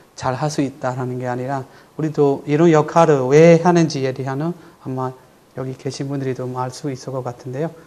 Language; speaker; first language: Korean; non-native, fluent; Burmese